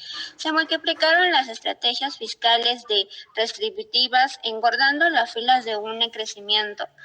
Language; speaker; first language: Spanish; native; Spanish